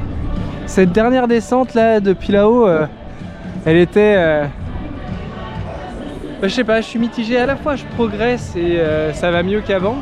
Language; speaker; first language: French; native; French